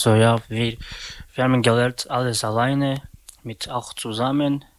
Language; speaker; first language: German; non-native, learner; Romany